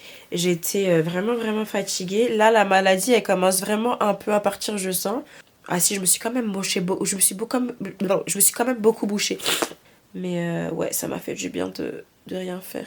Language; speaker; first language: French; native; French